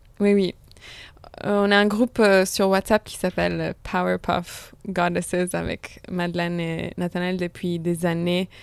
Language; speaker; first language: French; non-native, fluent; Italian